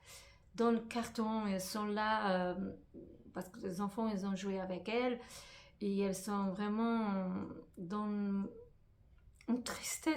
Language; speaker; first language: French; non-native, fluent; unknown